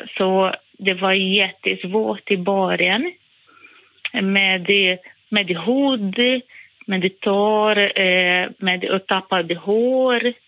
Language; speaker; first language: Swedish; non-native, fluent; Portuguese